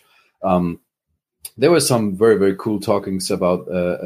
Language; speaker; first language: English; non-native, fluent; German